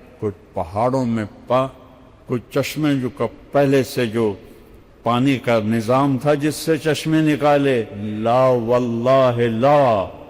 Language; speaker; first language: Urdu; non-native, local second language; Punjabi